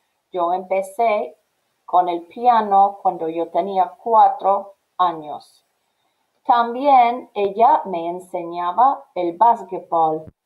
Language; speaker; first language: Spanish; non-native, fluent; English